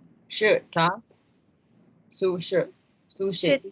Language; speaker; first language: Chinese; non-native, learner; Malay